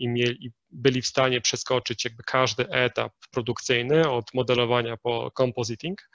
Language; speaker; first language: Polish; native; Polish